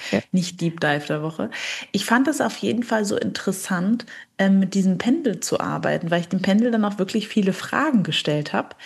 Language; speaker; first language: German; early bilingual, other home language; French